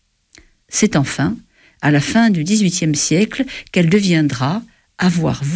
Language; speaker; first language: French; native; French